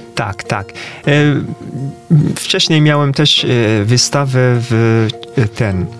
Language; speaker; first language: Polish; non-native, fluent; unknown